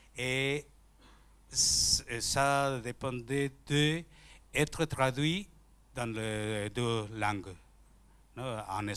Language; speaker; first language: French; non-native, learner; Spanish